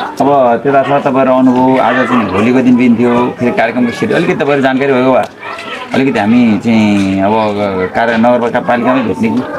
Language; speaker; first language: Nepali; native; Nepali